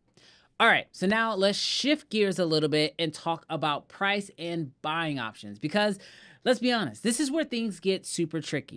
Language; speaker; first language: English; native; English